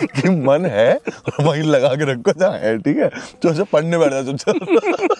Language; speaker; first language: Hindi; native; Hindi